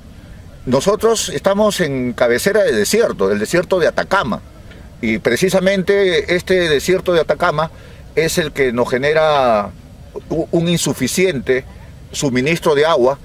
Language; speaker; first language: Spanish; native; Spanish